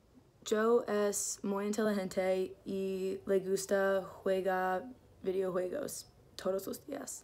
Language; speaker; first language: Spanish; non-native, learner; English